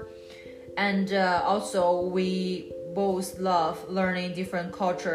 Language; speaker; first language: English; non-native, learner; Chinese